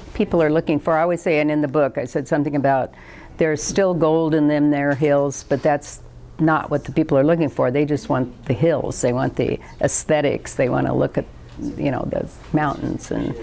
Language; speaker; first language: English; native; English